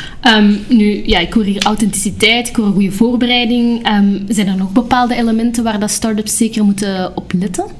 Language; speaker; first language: Dutch; native; Dutch